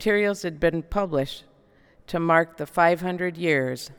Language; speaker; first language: English; native; English